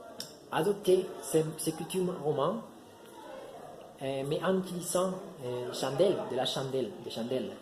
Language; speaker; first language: French; non-native, learner; Spanish